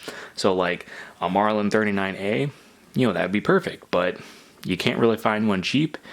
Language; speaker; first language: English; native; English